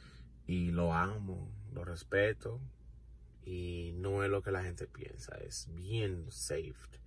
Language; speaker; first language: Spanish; early bilingual, heritage; Spanish